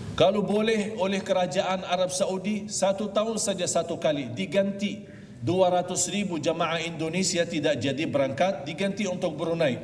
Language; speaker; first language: Malay; non-native, fluent; Arabic